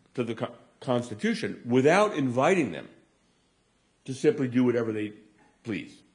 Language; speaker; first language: English; native; English